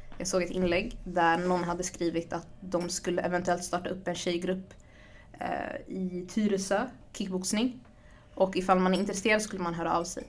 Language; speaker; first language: Swedish; early bilingual, other home language; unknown